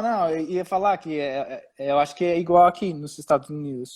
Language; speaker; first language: Portuguese; non-native, fluent; English